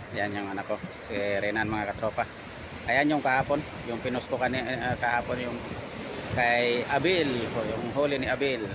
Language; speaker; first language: Filipino; non-native, local second language; Cebuano